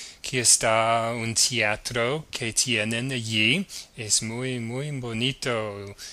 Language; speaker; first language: Spanish; non-native, learner; English